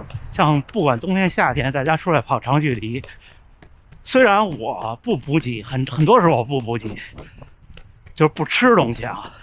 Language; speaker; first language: Chinese; native; Chinese